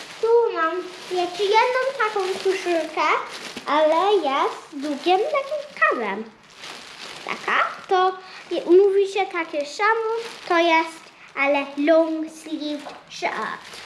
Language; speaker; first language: Polish; early bilingual, heritage; Polish